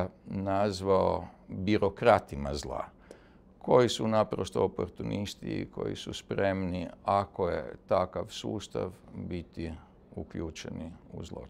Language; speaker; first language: Serbian; native; Serbian